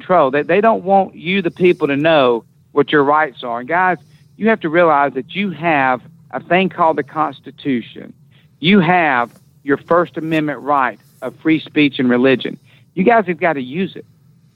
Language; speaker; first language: English; native; English